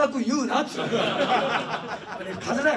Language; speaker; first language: Japanese; native; Japanese